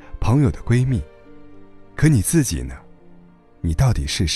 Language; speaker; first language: Chinese; native; Chinese